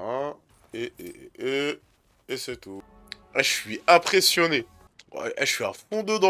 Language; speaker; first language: French; native; French